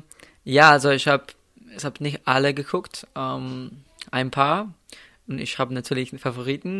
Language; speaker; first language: German; non-native, fluent; Slovenian